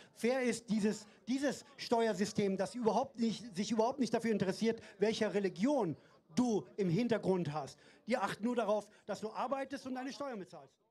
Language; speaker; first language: German; non-native, fluent; Persian